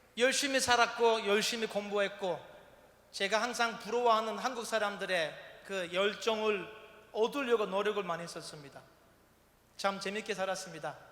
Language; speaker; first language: Korean; non-native, fluent; Turkish